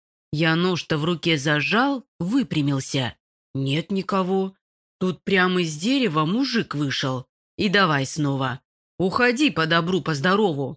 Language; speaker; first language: Russian; native; Russian